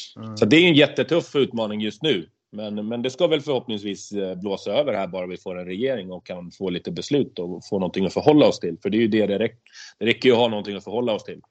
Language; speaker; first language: Swedish; native; Swedish